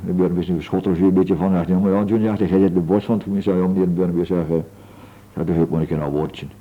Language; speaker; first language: Dutch; native; Dutch